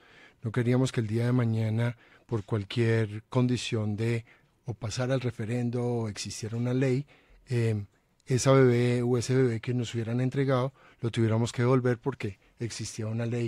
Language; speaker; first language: Spanish; native; Spanish